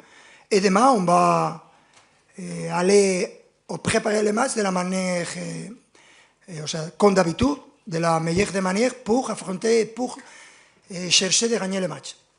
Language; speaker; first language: French; non-native, fluent; Spanish